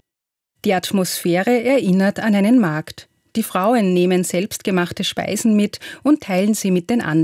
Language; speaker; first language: German; native; German